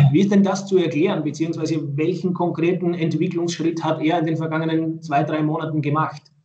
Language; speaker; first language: German; native; German